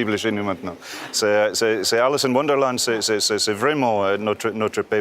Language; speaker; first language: French; non-native, fluent; English